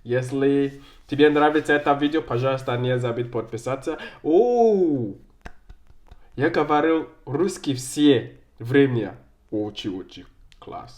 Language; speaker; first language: Russian; non-native, learner; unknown